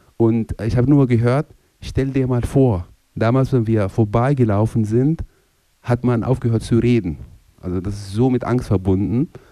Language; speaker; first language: German; non-native, fluent; Arabic